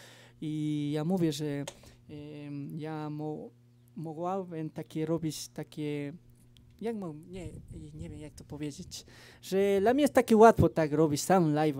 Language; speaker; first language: Polish; non-native, fluent; Spanish